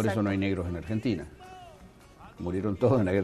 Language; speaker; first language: Spanish; native; Spanish